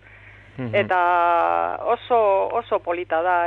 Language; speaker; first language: Basque; non-native, fluent; Romanian